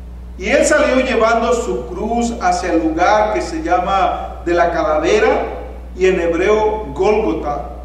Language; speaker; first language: Spanish; native; Spanish